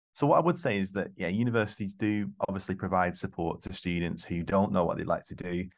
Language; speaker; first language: English; native; English